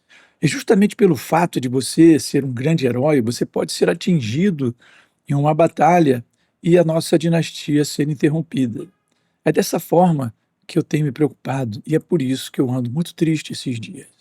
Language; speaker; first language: Portuguese; native; Portuguese